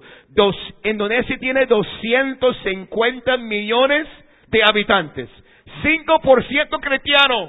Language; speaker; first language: Spanish; non-native, fluent; English